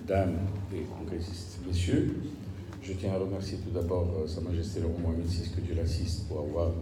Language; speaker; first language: French; non-native, local second language; Arabic